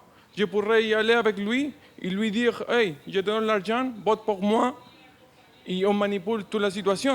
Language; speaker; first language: French; non-native, learner; Spanish